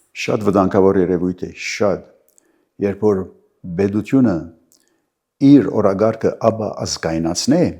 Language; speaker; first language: Armenian; early bilingual, heritage; Armenian